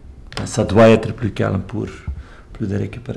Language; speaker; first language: French; non-native, local second language; Dutch